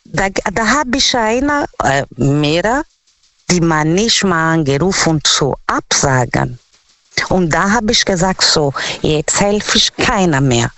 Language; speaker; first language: German; non-native, learner; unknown